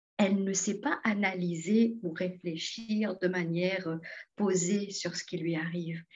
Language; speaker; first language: French; non-native, local second language; Morisyen